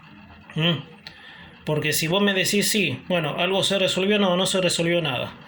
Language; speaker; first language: Spanish; native; Spanish